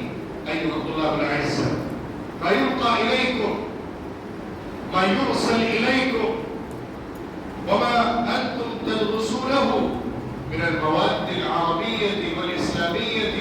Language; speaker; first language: Arabic; non-native, fluent; Urdu